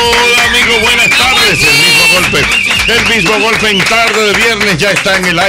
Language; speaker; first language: Spanish; native; Spanish